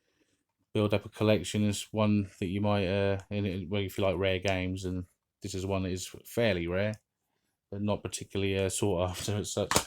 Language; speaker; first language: English; native; English